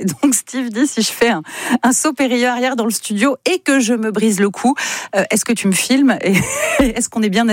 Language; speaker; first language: French; native; French